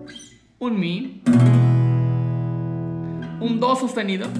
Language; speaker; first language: Spanish; native; Spanish